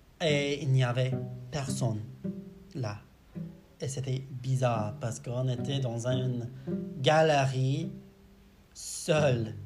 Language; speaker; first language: French; non-native, learner; English